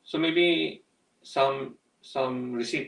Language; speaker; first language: English; non-native, local second language; Filipino